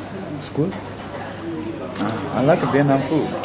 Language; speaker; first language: English; non-native, learner; Korean